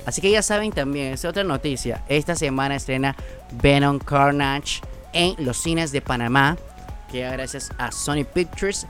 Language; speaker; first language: Spanish; native; Spanish